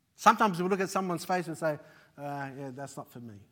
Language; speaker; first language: English; early bilingual, other home language; Arabic